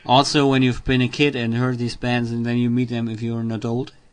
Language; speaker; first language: English; non-native, learner; German